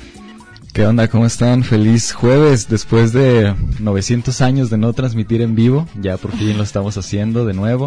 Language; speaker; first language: Spanish; native; Spanish